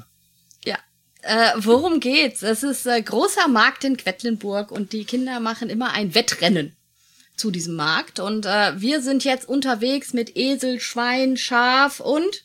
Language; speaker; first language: German; native; German